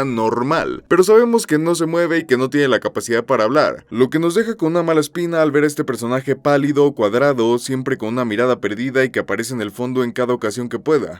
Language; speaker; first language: Spanish; native; Spanish